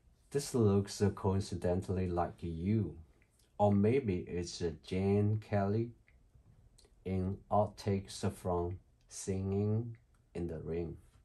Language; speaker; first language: English; non-native, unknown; Chinese